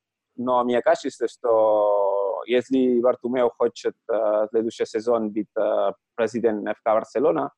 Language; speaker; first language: Russian; non-native, learner; Catalan